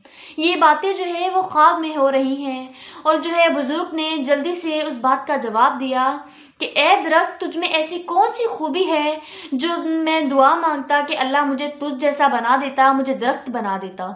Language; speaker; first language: Urdu; native; Urdu